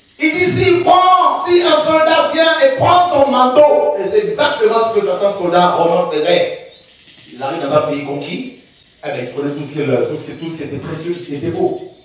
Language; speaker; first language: French; non-native, local second language; Lingala